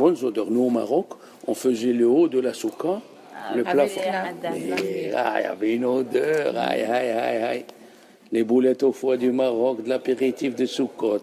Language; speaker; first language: French; native; French